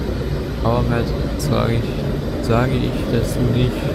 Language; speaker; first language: German; native; German